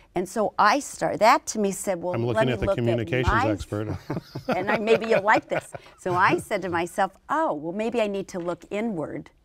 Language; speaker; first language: English; native; English